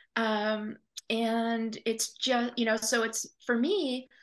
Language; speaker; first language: English; native; English